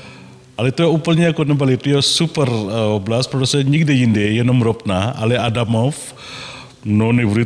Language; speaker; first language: Czech; non-native, learner; Balinese